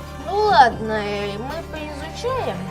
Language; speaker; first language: Russian; native; Russian